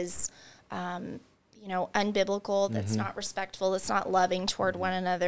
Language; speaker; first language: English; native; English